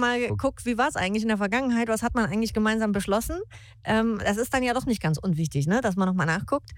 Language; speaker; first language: German; native; German